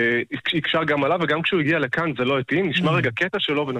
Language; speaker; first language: Hebrew; native; Hebrew